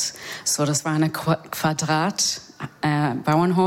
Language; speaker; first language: German; non-native, learner; English